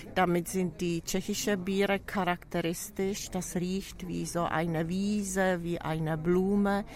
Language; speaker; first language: German; non-native, fluent; Czech